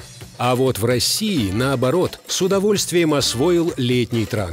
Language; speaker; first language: Russian; native; Russian